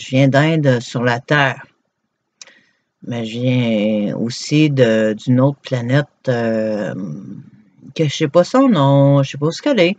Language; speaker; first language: French; native; French